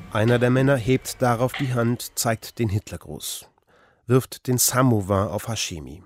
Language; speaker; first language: German; native; German